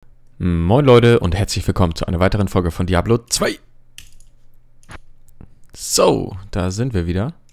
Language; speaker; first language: German; native; German